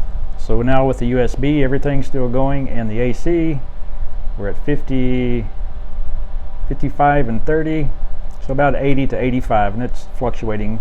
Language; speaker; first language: English; native; English